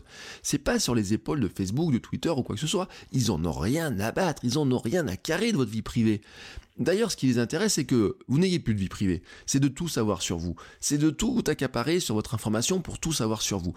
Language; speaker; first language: French; native; French